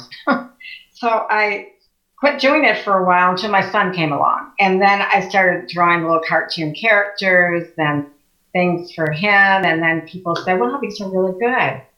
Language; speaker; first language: English; native; English